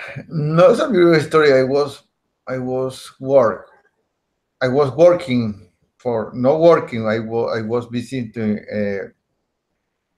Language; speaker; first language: English; non-native, learner; Spanish